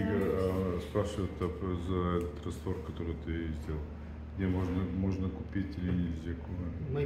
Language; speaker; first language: Russian; non-native, learner; Bulgarian